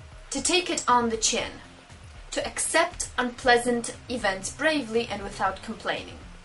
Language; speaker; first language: English; non-native, fluent; Polish